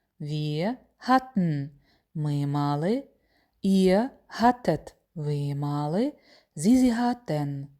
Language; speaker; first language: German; non-native, fluent; Ukrainian